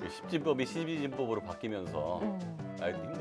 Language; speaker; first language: Korean; native; Korean